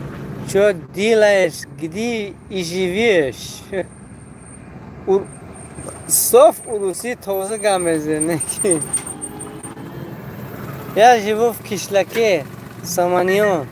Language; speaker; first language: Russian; non-native, learner; Tajik